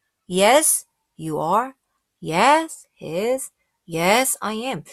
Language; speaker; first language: English; non-native, fluent; Korean